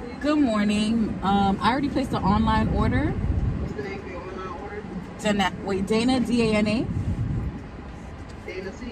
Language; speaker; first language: English; native; English